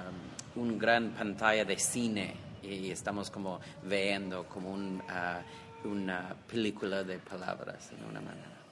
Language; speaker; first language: Spanish; non-native, fluent; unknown